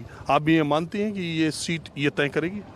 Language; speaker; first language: Hindi; native; Hindi